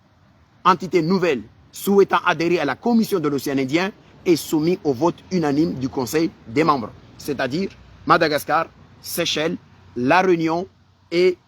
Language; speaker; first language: French; non-native, local second language; Comorian